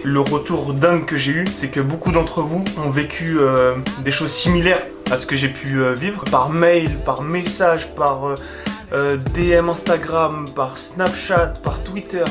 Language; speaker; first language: French; native; French